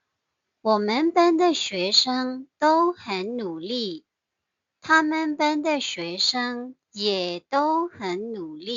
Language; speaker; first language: Chinese; non-native, fluent; Burmese